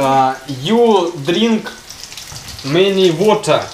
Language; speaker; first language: English; non-native, learner; Russian